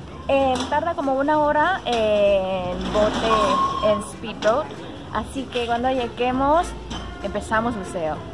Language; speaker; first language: Spanish; non-native, learner; Thai